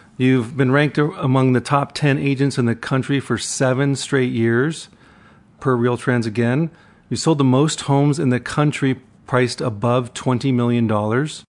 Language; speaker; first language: English; native; English